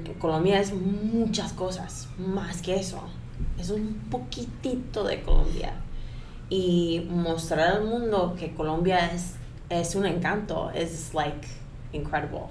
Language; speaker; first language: Spanish; early bilingual, heritage; Spanish